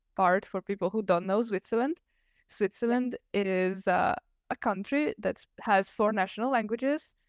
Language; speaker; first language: English; non-native, fluent; Italian